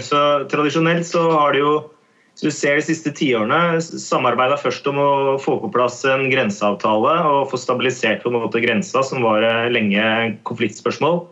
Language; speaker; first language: Norwegian; native; Norwegian